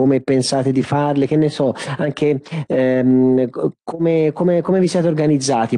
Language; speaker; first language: Italian; native; Italian